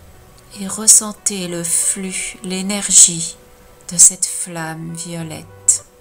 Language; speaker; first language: French; native; French